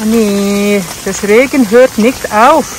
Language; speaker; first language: German; non-native, learner; Tibetan